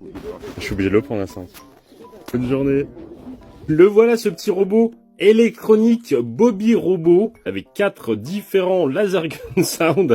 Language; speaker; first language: French; native; French